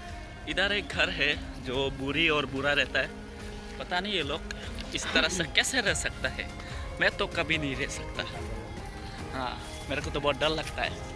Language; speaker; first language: Hindi; non-native, local second language; Assamese